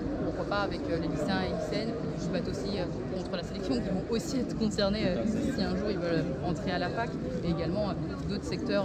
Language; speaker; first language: French; native; French